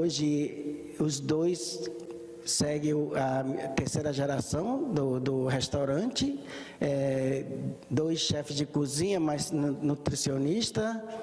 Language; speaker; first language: Portuguese; early bilingual, other home language; Japanese